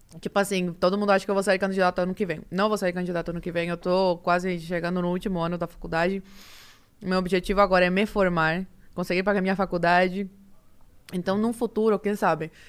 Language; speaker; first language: Portuguese; early bilingual, other home language; Spanish